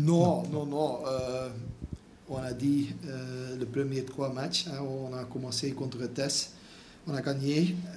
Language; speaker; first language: French; non-native, local second language; Dutch